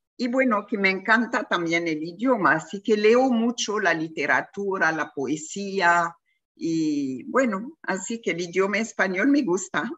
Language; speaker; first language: Spanish; non-native, fluent; Arabic